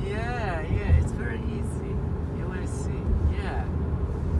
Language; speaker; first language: English; non-native, learner; Polish